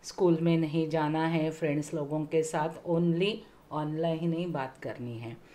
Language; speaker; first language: Hindi; non-native, local second language; Marathi